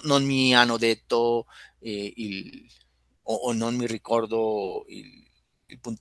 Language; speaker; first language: Italian; non-native, fluent; Spanish